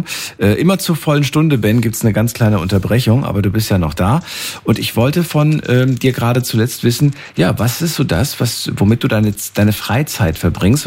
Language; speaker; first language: German; native; German